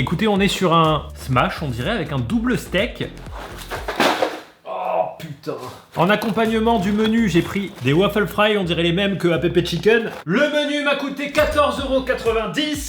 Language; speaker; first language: French; native; French